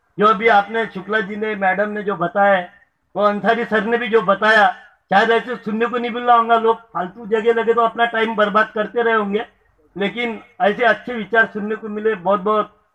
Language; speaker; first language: Hindi; native; Hindi